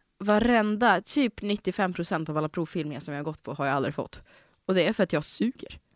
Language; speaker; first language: Swedish; early bilingual, other home language; Russian